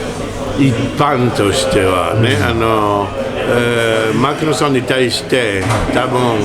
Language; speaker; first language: Japanese; non-native, learner; French